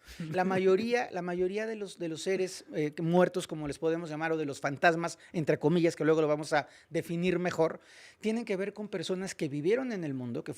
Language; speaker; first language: Spanish; native; Spanish